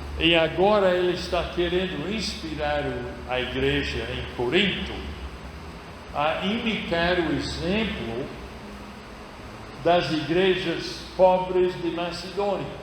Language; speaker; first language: Portuguese; non-native, fluent; English